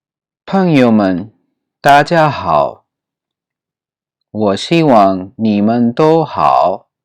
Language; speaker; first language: Chinese; non-native, learner; Urdu